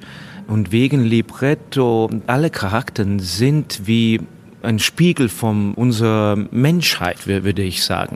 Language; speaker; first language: German; non-native, fluent; Estonian